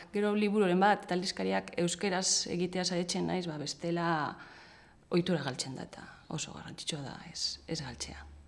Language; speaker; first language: Basque; non-native, local second language; Spanish